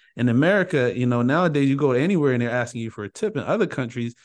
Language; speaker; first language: English; early bilingual, other home language; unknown